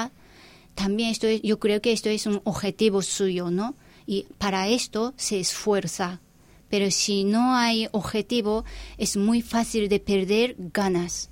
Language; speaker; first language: Spanish; non-native, fluent; Japanese